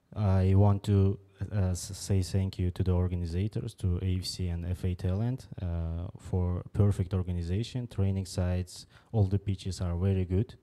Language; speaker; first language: English; non-native, fluent; Uzbek